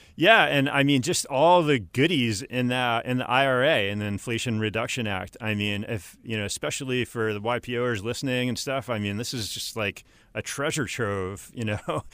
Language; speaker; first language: English; native; English